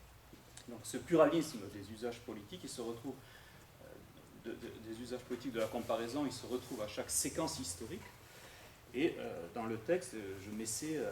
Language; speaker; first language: French; native; French